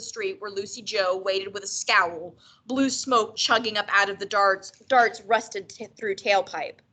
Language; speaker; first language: English; native; English